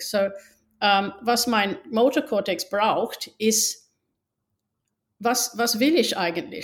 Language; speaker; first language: German; non-native, fluent; English